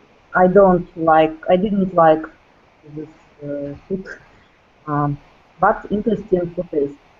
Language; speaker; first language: English; non-native, learner; Russian